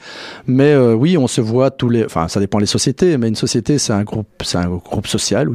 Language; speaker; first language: French; native; French